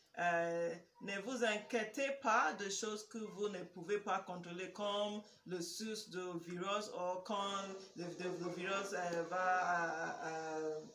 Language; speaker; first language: French; non-native, learner; English